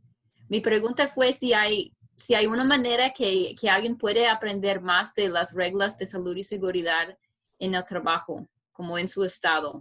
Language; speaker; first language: Spanish; non-native, fluent; English